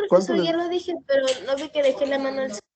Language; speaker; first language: Spanish; native; Spanish